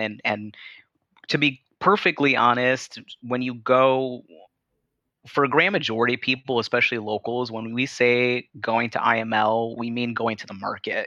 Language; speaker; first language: English; native; English